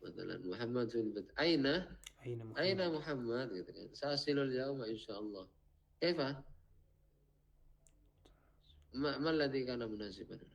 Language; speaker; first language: Arabic; non-native, fluent; Indonesian